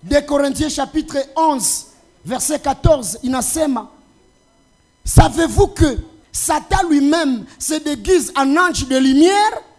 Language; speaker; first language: French; non-native, local second language; Swahili